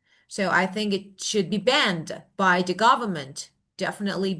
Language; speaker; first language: English; non-native, fluent; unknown